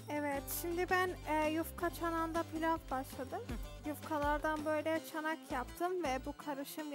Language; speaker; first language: Turkish; non-native, learner; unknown